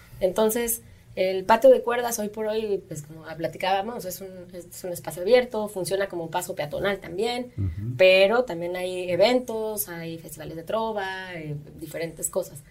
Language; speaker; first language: Spanish; native; Spanish